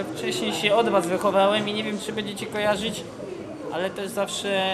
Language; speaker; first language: Polish; native; Polish